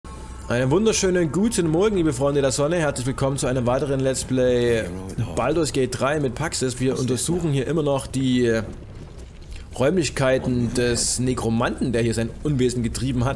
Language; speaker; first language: German; native; German